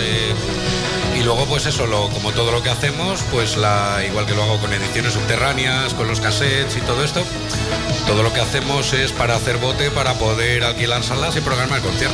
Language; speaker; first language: Spanish; native; Spanish